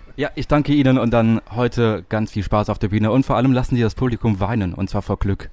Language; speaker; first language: German; native; German